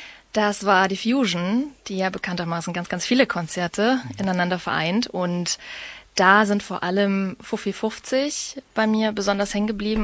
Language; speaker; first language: German; native; German